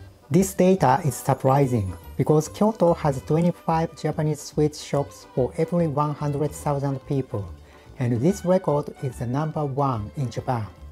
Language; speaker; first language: English; non-native, fluent; Japanese